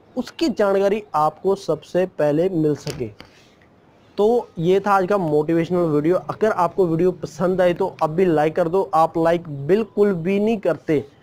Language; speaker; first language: Hindi; non-native, local second language; Punjabi